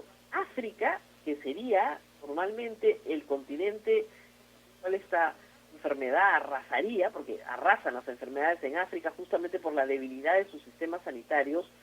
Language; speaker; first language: Spanish; native; Spanish